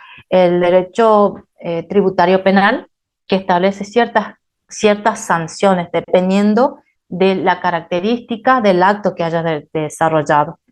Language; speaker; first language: Spanish; native; Spanish